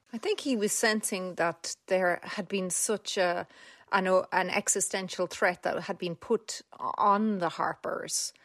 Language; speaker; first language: English; native; English